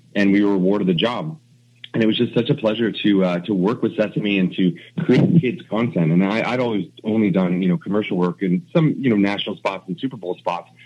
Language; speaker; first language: English; native; English